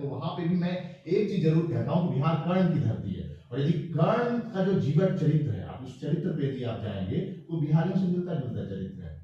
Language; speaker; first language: Hindi; native; Hindi